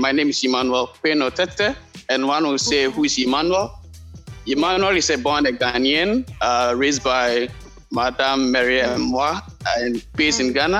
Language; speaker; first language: English; non-native, local second language; Akan